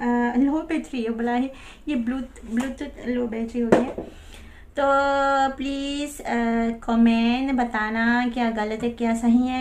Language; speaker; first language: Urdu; non-native, learner; Malay